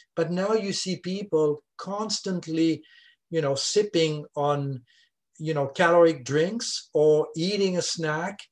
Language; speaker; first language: English; non-native, fluent; French